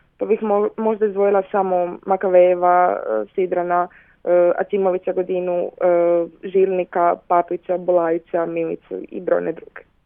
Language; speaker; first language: Serbian; native; Serbian